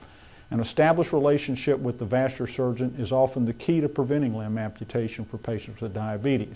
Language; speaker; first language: English; native; English